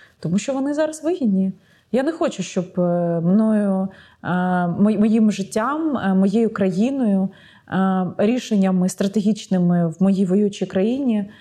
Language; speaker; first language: Ukrainian; non-native, local second language; Russian